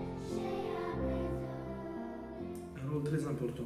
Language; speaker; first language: French; non-native, fluent; Romanian